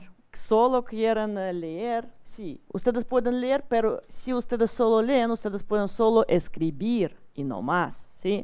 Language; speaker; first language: Spanish; non-native, learner; Russian